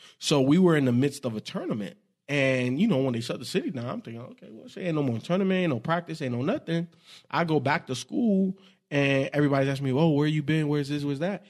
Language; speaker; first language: English; native; English